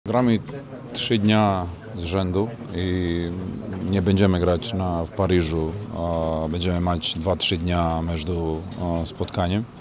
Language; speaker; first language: Polish; non-native, learner; Serbian